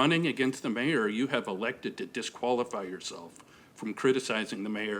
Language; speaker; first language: English; non-native, learner; German